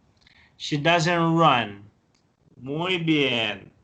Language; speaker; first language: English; non-native, fluent; Spanish